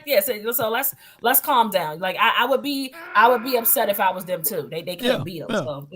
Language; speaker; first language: English; native; English